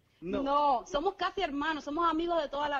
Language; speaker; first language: Spanish; native; Spanish